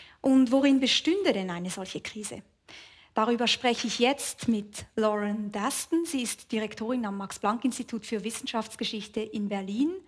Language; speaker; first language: German; native; German